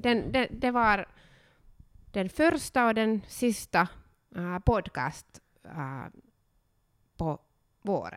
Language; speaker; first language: Swedish; non-native, local second language; Finnish